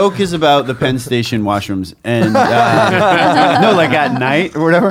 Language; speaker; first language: English; native; English